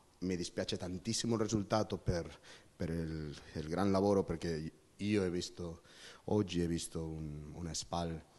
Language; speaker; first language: Italian; non-native, fluent; Spanish